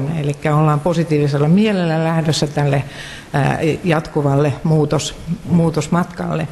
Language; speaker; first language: Finnish; native; Finnish